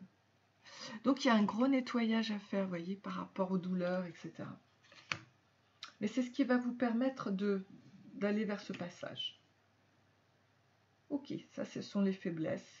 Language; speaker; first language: French; native; French